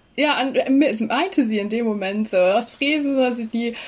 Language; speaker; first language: German; native; German